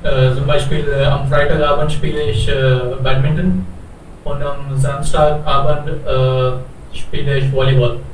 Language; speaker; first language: German; non-native, learner; Hindi